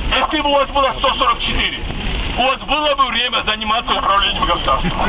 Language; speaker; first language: Russian; non-native, local second language; Georgian